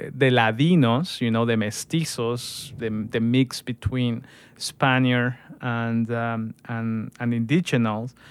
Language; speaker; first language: English; non-native, fluent; Spanish